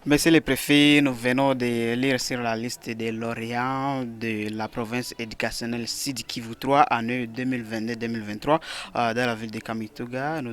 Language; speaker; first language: French; non-native, local second language; Swahili